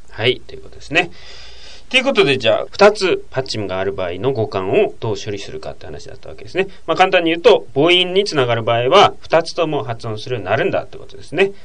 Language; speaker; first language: Japanese; native; Japanese